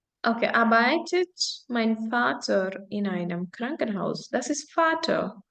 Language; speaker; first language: German; non-native, fluent; Hindi